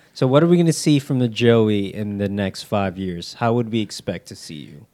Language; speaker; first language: English; early bilingual, other home language; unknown